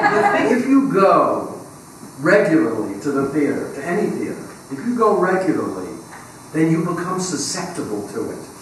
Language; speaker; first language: English; native; English